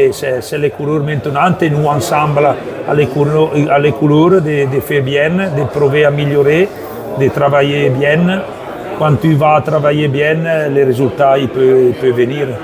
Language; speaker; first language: French; non-native, learner; Italian